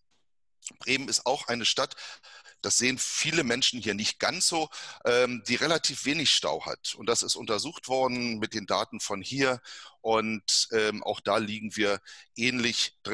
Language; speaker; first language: German; native; German